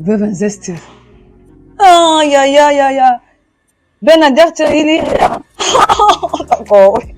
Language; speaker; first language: Dutch; non-native, learner; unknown